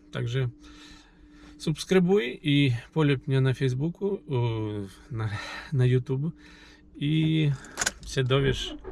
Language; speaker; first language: Polish; non-native, learner; Ukrainian